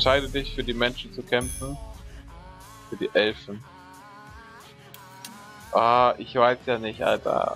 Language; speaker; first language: German; native; German